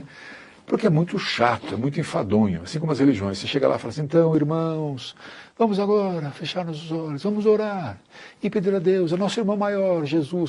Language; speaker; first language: Portuguese; native; Portuguese